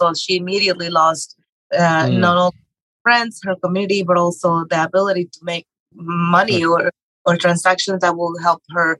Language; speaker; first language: English; non-native, fluent; Spanish